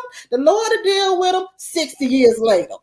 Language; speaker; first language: English; native; English